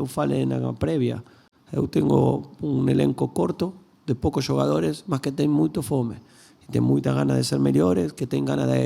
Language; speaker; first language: Portuguese; non-native, learner; Spanish